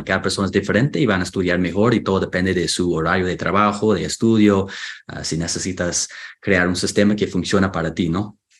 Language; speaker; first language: Spanish; non-native, fluent; English